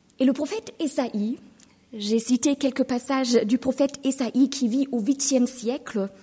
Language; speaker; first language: French; non-native, fluent; German